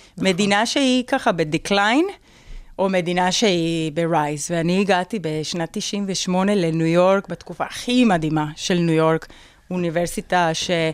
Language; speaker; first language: Hebrew; non-native, fluent; Spanish